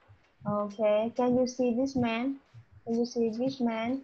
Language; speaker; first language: English; non-native, fluent; Vietnamese